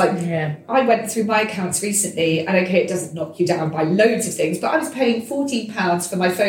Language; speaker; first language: English; native; English